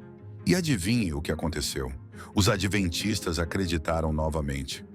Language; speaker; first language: Portuguese; native; Portuguese